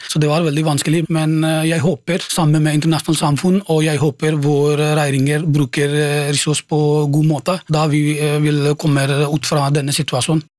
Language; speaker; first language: Norwegian; non-native, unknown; Nepali